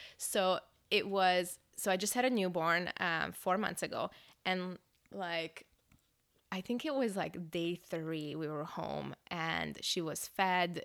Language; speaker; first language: English; early bilingual, other home language; Hungarian